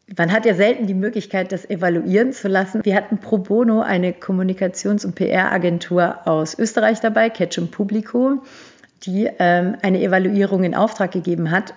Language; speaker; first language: German; early bilingual, other home language; Turkish